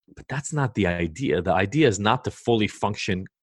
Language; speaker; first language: English; early bilingual, other home language; Hebrew